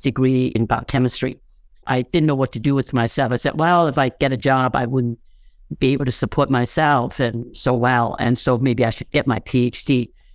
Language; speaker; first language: English; non-native, local second language; Cantonese